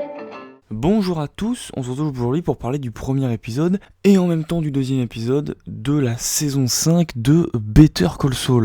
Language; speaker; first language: French; native; French